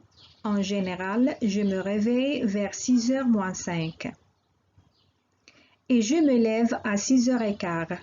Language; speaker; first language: French; non-native, local second language; Arabic